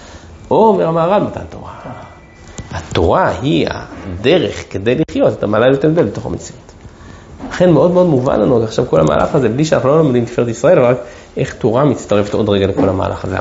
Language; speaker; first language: Hebrew; native; Hebrew